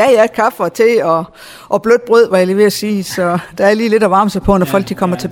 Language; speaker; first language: Danish; native; Danish